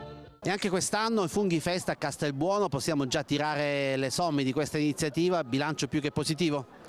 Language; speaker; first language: Italian; native; Italian